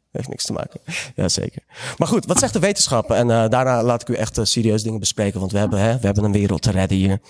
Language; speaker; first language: Dutch; early bilingual, other home language; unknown